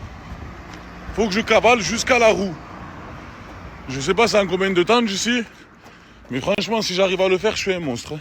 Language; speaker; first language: French; native; French